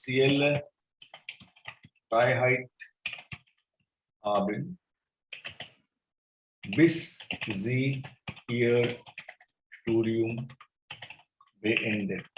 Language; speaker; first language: German; non-native, fluent; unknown